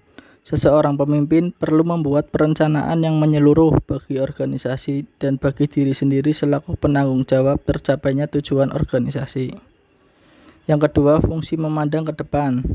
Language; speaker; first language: Indonesian; native; Indonesian